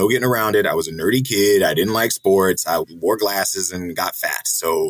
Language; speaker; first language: English; native; English